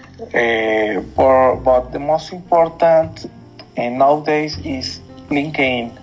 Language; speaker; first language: English; non-native, learner; Spanish